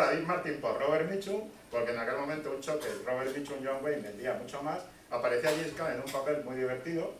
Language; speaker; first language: Spanish; native; Spanish